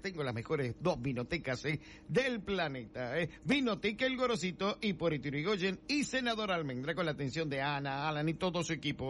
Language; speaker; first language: Spanish; native; Spanish